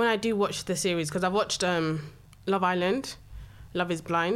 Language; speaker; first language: English; native; English